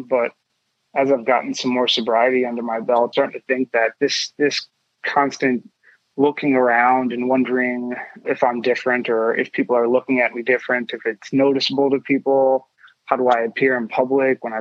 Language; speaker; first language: English; native; English